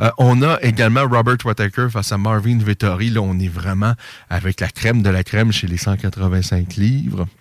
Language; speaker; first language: French; native; French